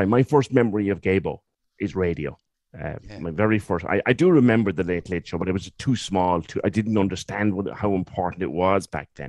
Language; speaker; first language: English; native; English